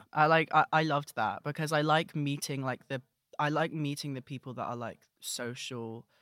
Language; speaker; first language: English; native; English